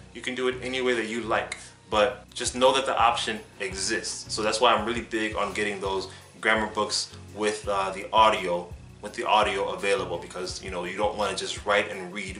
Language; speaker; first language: English; native; English